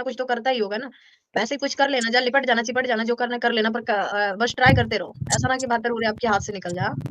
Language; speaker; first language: Hindi; native; Hindi